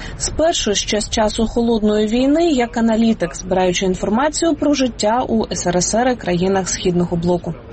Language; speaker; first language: Ukrainian; native; Ukrainian